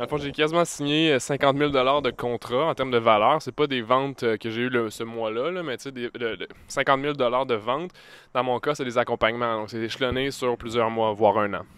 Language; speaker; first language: French; native; French